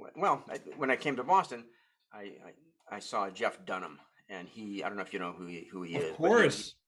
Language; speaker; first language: English; native; English